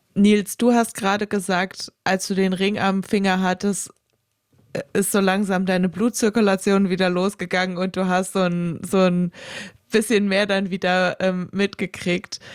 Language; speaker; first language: German; native; German